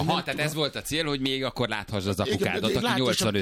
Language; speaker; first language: Hungarian; native; Hungarian